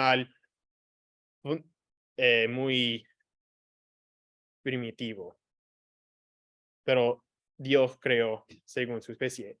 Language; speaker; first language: Spanish; non-native, fluent; English